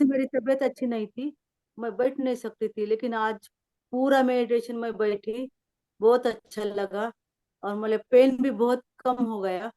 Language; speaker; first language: Hindi; non-native, local second language; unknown